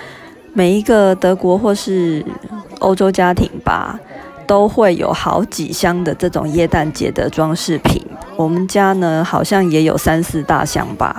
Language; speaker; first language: Chinese; native; Chinese